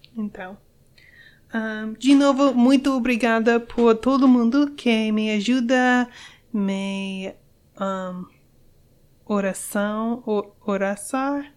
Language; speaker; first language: Portuguese; non-native, learner; English